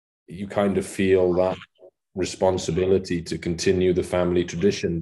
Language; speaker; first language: English; non-native, local second language; Welsh